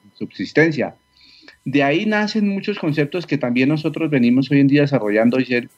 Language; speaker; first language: Spanish; native; Spanish